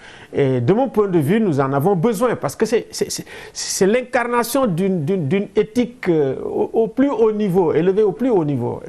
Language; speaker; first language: French; non-native, local second language; Wolof